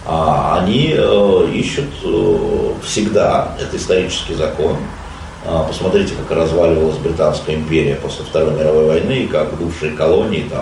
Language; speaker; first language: Russian; native; Russian